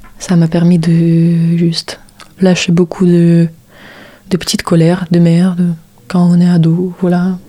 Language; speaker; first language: French; non-native, fluent; Russian